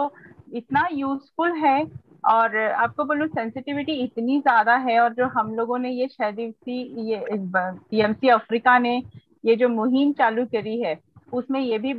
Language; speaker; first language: Hindi; native; Hindi